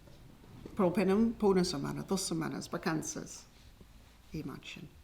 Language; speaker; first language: Catalan; non-native, fluent; English